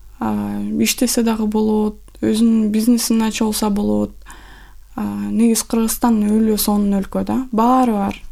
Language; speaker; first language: Kyrgyz; non-native, local second language; Russian